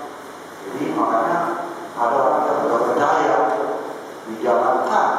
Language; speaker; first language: Indonesian; native; Indonesian